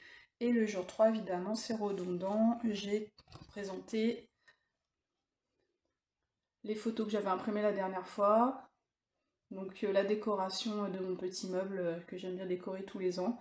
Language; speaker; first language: French; native; French